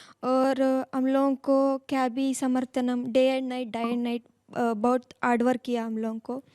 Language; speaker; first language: Hindi; non-native, local second language; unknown